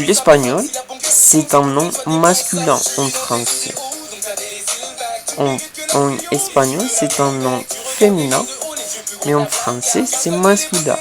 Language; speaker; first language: French; non-native, fluent; Spanish